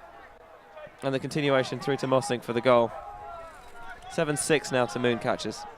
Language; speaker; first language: English; native; English